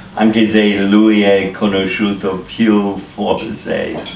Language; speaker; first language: Italian; non-native, learner; English